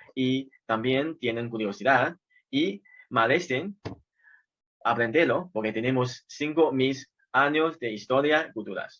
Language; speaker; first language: Spanish; non-native, fluent; Chinese